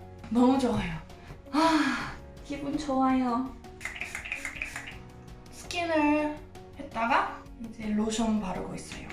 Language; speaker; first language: Korean; non-native, fluent; English